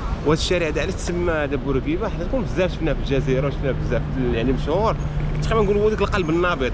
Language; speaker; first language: Arabic; native; Arabic